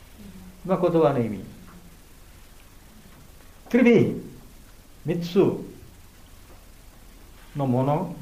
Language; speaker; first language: Japanese; non-native, learner; Bangla